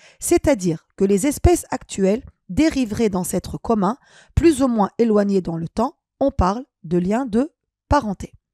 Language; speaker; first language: French; non-native, local second language; Arabic